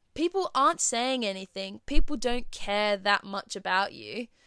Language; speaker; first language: English; native; English